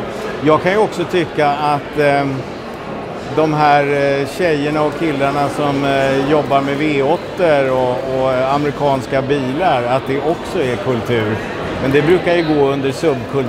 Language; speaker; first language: Swedish; native; Swedish